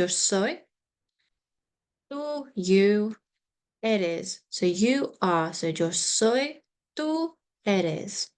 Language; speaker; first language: Spanish; non-native, fluent; English